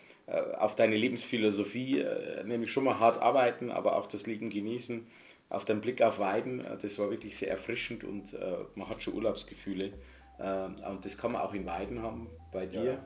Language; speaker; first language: German; native; German